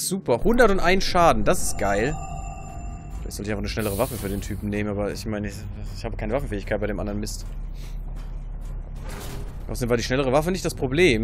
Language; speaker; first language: German; native; German